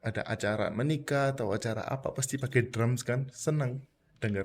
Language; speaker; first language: Indonesian; non-native, fluent; Punjabi